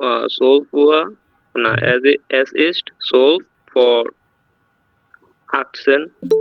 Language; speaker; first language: German; non-native, learner; Bangla